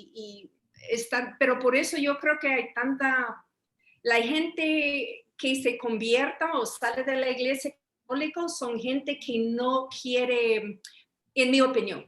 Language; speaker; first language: Spanish; early bilingual, heritage; Spanish